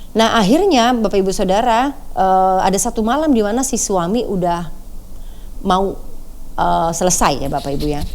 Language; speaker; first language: Indonesian; native; Indonesian